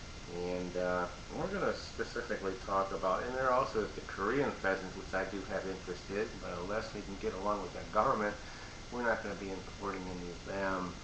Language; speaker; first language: English; native; English